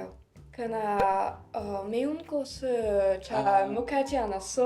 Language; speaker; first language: Korean; non-native, learner; French